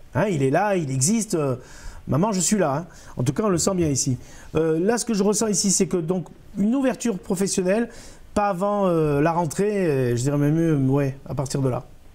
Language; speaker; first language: French; native; French